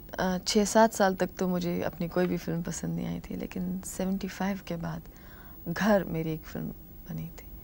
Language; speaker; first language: Hindi; non-native, local second language; Telugu